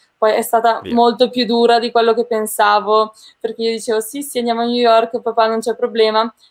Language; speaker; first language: Italian; native; Italian